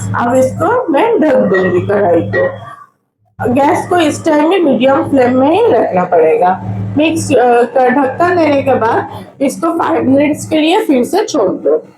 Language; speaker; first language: Hindi; non-native, local second language; Bangla